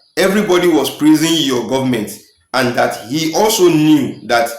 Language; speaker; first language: English; non-native, local second language; Yoruba